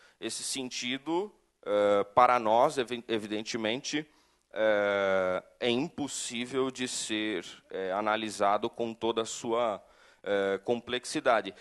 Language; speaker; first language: Portuguese; native; Portuguese